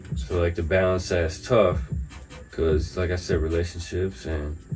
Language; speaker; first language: English; native; English